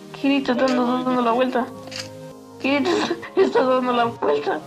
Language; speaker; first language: Spanish; native; Spanish